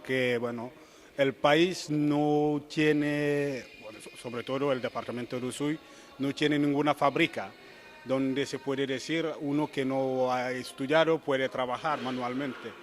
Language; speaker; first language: Spanish; non-native, fluent; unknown